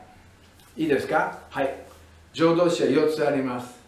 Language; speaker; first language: Japanese; non-native, fluent; English